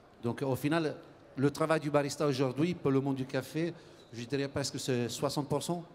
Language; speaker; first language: French; native; French